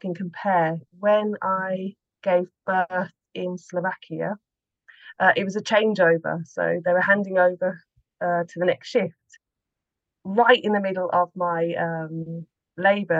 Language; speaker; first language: English; native; English